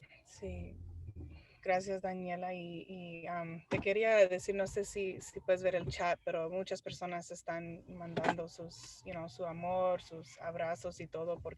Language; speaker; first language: Spanish; early bilingual, heritage; Spanish